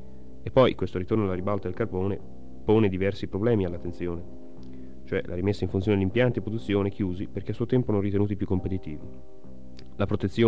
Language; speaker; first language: Italian; native; Italian